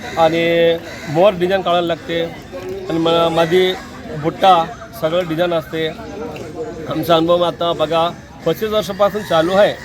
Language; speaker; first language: Marathi; non-native, fluent; Telugu